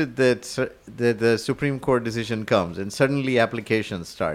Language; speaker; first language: English; non-native, local second language; Gujarati